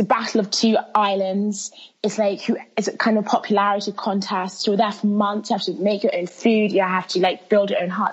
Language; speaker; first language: English; early bilingual, other home language; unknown